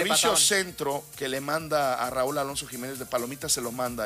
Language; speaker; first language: Spanish; native; Spanish